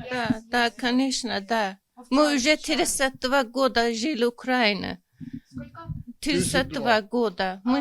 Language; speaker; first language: Russian; non-native, local second language; Azerbaijani